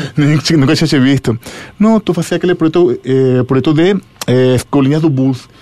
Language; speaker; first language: Portuguese; non-native, fluent; Spanish